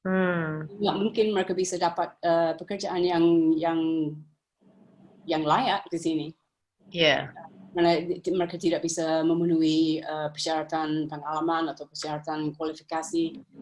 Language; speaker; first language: Indonesian; non-native, fluent; English